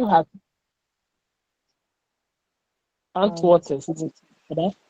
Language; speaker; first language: German; non-native, learner; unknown